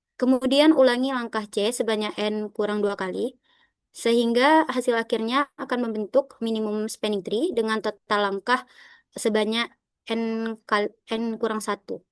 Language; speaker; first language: Indonesian; native; Indonesian